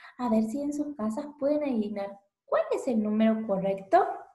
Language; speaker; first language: Spanish; native; Spanish